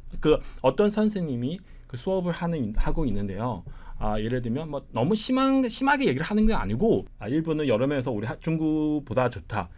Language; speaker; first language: Korean; non-native, fluent; Chinese